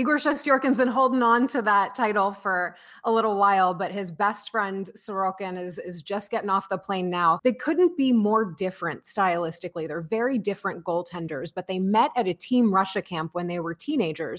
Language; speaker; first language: English; native; English